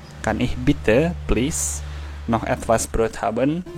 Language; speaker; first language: German; non-native, learner; Indonesian